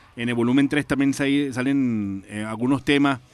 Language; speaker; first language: Spanish; native; Spanish